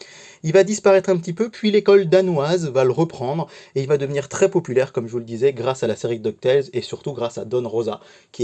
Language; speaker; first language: French; native; French